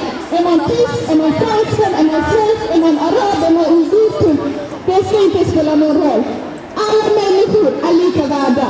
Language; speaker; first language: Swedish; non-native, fluent; Azerbaijani